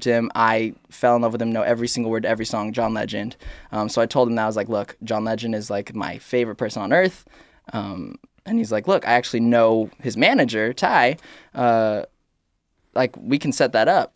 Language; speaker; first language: English; native; English